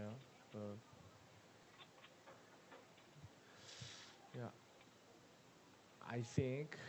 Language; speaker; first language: English; non-native, learner; Korean